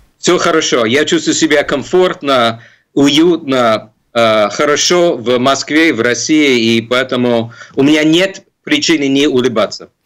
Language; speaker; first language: Russian; non-native, fluent; English